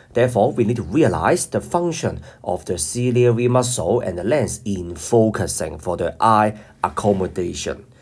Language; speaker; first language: English; non-native, local second language; Cantonese